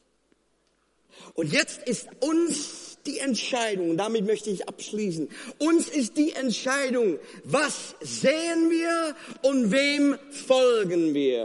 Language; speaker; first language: German; non-native, fluent; Afrikaans